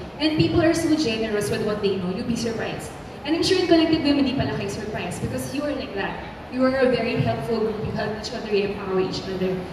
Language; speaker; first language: English; non-native, local second language; Filipino